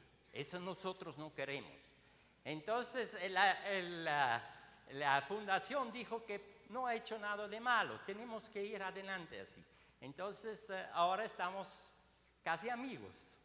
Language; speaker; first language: Spanish; non-native, learner; Swiss German